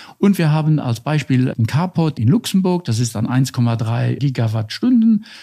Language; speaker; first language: German; non-native, local second language; Luxembourgish